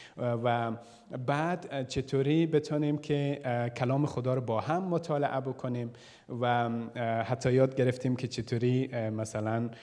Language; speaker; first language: Persian; native; Persian